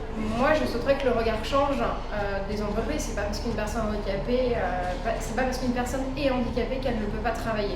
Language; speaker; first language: French; native; French